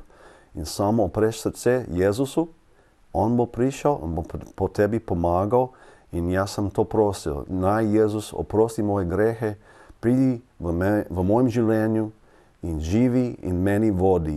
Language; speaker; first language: Slovenian; non-native, learner; English